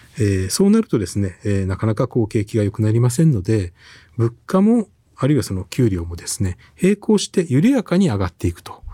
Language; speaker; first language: Japanese; native; Japanese